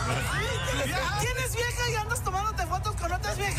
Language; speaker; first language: Spanish; early bilingual, heritage; Spanish